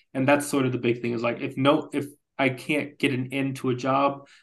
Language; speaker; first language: English; native; English